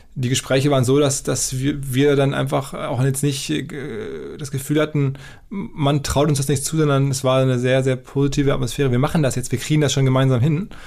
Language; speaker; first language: German; native; German